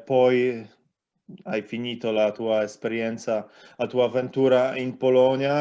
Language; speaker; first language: Italian; non-native, learner; Polish